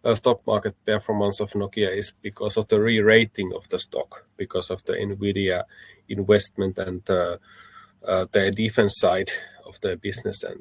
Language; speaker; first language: English; non-native, fluent; Finnish